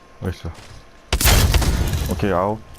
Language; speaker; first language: Korean; native; Korean